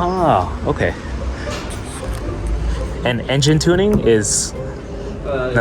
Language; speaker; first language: English; native; English